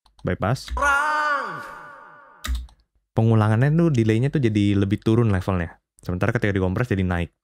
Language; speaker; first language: Indonesian; native; Indonesian